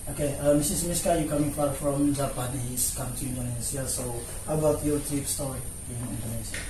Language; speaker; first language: English; non-native, learner; Indonesian